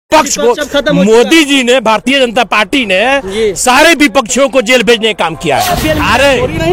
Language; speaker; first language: Hindi; native; Hindi